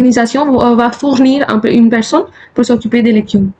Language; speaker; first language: French; non-native, fluent; Hindi